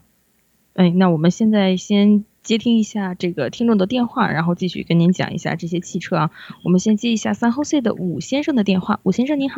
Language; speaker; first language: Chinese; native; Chinese